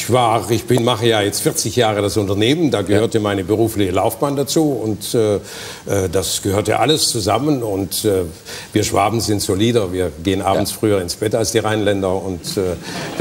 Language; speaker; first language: German; native; German